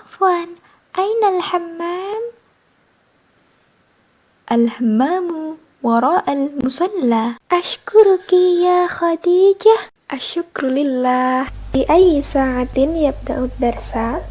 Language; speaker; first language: Arabic; non-native, learner; Indonesian